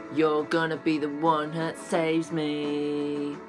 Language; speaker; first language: English; native; English